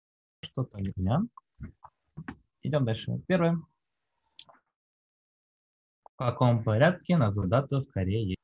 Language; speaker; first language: Russian; non-native, fluent; Korean